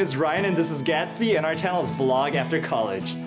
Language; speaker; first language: English; native; English